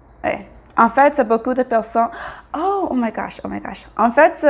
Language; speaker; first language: French; non-native, learner; English